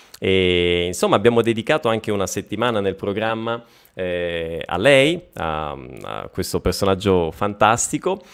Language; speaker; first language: Italian; native; Italian